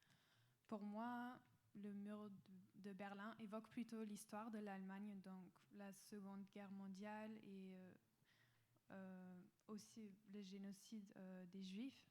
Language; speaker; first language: French; non-native, fluent; German